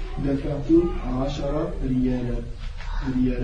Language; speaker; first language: Arabic; non-native, learner; French